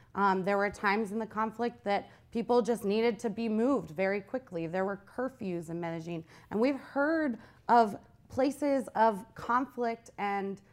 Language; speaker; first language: English; native; English